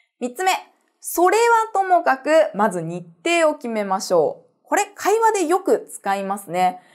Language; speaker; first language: Japanese; native; Japanese